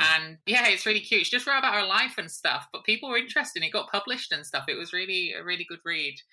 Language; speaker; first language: English; native; English